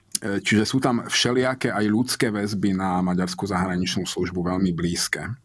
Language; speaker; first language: Slovak; non-native, local second language; Hungarian